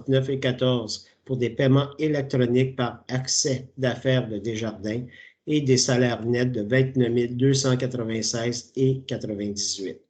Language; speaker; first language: French; native; French